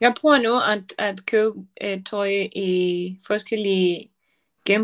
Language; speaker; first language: Danish; non-native, learner; Spanish